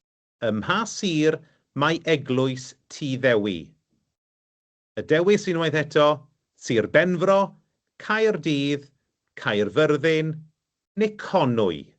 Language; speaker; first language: Welsh; native; Welsh